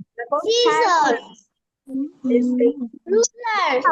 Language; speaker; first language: English; non-native, learner; Bangla